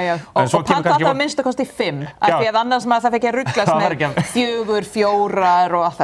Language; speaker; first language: Icelandic; non-native, learner; English